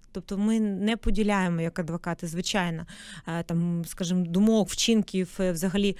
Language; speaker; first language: Ukrainian; non-native, local second language; Russian